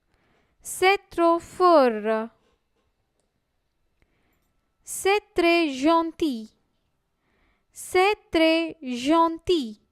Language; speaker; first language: French; non-native, fluent; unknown